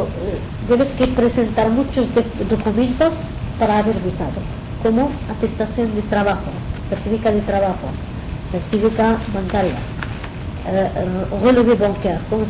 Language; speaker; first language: Spanish; non-native, fluent; Arabic